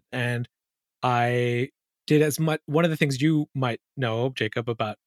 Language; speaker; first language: English; early bilingual, other home language; Urdu